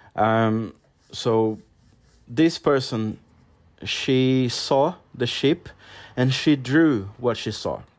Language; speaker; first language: English; non-native, fluent; Portuguese